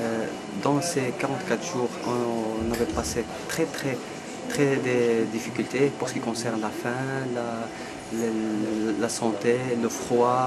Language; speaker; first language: French; non-native, learner; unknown